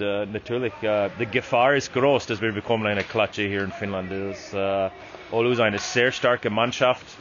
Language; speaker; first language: German; non-native, learner; English